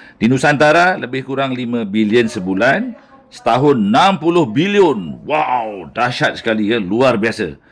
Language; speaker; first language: Malay; native; Malay